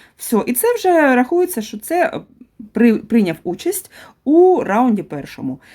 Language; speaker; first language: Ukrainian; native; Ukrainian